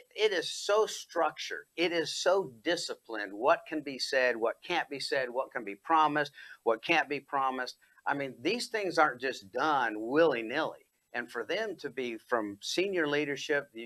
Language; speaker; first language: English; native; English